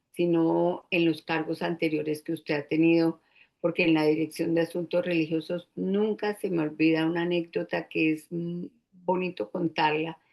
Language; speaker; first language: Spanish; native; Spanish